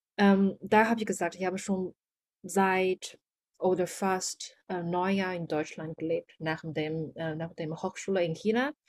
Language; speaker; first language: German; non-native, learner; Chinese